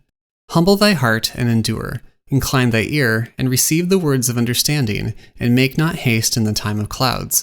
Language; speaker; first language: English; native; English